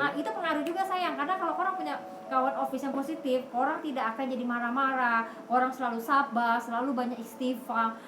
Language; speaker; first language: Malay; non-native, local second language; Javanese